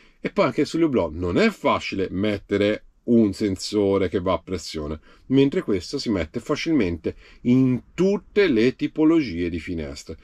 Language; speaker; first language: Italian; native; Italian